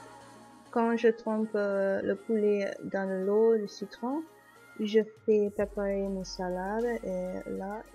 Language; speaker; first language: French; non-native, fluent; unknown